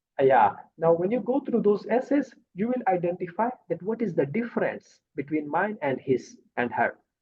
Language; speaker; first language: English; non-native, fluent; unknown